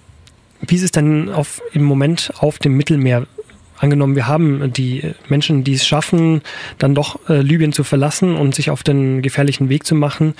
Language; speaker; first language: German; native; German